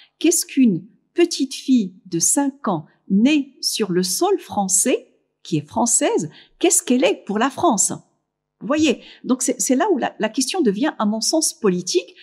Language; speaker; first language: French; non-native, local second language; Arabic